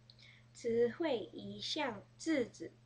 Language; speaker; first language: Chinese; early bilingual, heritage; Chinese